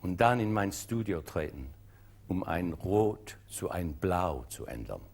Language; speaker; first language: German; non-native, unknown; English